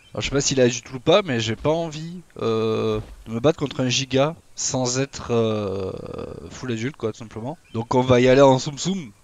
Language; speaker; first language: French; native; French